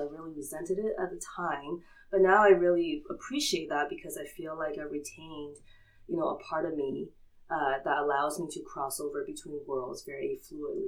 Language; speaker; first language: English; early bilingual, other home language; Chinese